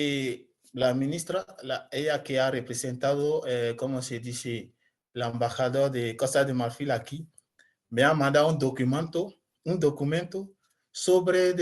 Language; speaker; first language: Spanish; non-native, learner; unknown